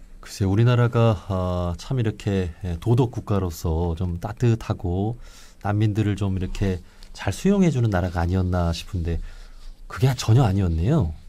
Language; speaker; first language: Korean; native; Korean